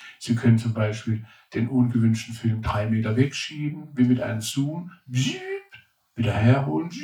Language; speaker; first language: German; native; German